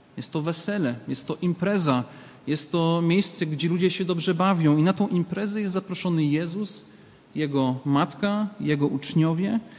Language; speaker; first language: Polish; native; Polish